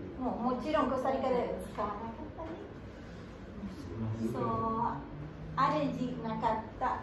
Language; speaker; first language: Japanese; non-native, learner; Spanish